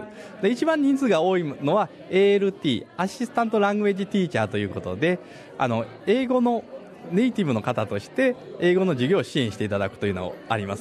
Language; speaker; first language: Japanese; native; Japanese